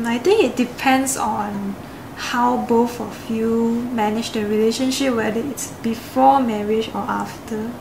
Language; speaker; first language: English; non-native, local second language; Chinese